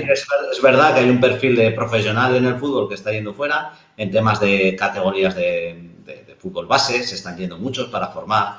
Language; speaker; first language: Spanish; native; Spanish